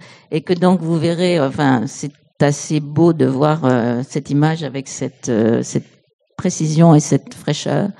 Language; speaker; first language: French; native; French